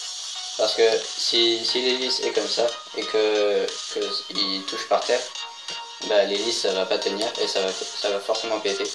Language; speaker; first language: French; native; French